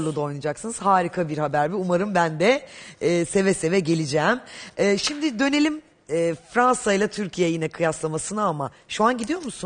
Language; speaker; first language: Turkish; native; Turkish